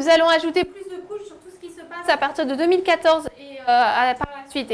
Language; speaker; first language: French; native; French